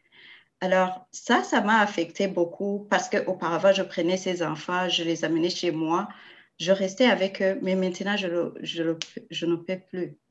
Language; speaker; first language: French; non-native, local second language; Rundi